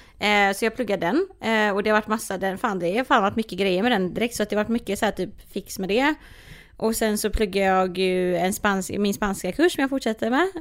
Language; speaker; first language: Swedish; native; Swedish